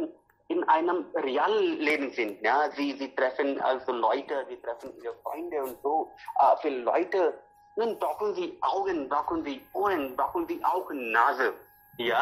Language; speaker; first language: German; non-native, fluent; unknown